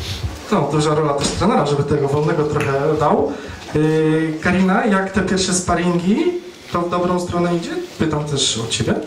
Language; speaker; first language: Polish; native; Polish